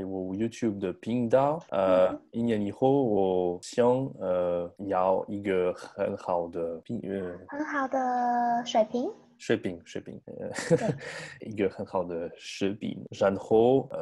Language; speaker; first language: Chinese; non-native, learner; French